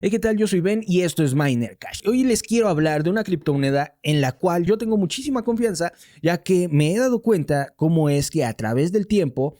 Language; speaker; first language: Spanish; native; Spanish